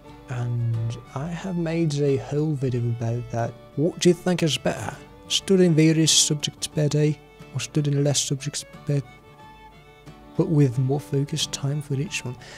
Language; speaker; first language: English; non-native, fluent; Russian